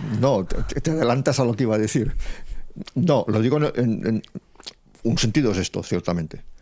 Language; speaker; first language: Spanish; non-native, local second language; Catalan